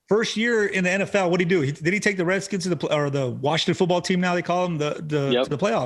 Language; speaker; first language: English; native; English